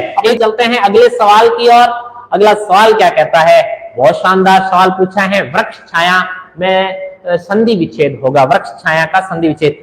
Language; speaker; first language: Hindi; native; Hindi